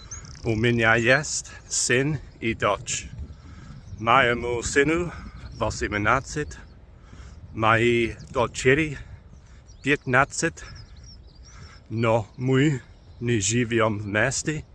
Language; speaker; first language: Russian; non-native, learner; English